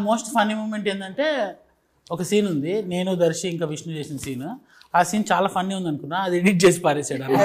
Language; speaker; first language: Telugu; native; Telugu